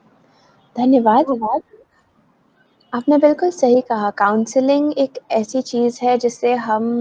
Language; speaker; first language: Hindi; native; Hindi